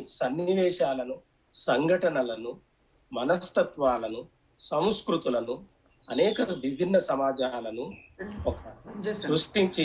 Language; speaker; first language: Telugu; native; Telugu